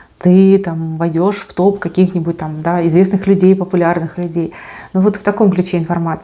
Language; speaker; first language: Russian; native; Russian